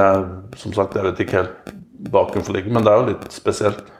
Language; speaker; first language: Norwegian; native; Norwegian